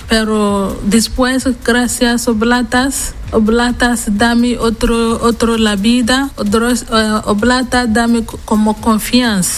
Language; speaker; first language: Spanish; non-native, learner; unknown